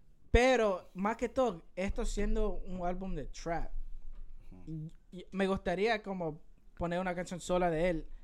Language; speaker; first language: Spanish; early bilingual, heritage; Spanish